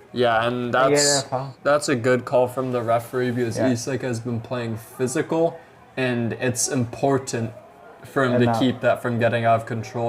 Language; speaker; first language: English; native; English